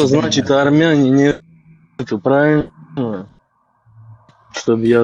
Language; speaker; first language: Russian; early bilingual, heritage; Chechen